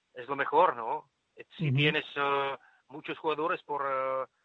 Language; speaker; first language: Spanish; non-native, fluent; Czech